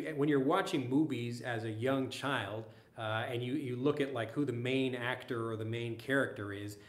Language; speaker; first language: English; native; English